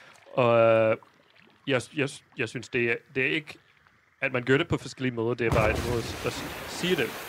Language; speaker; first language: Danish; non-native, fluent; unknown